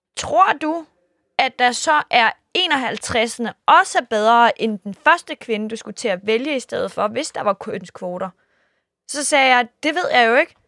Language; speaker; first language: Danish; early bilingual, other home language; Kurdish